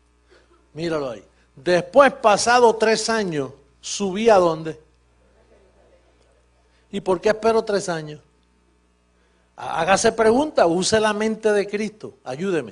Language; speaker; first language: Spanish; native; Spanish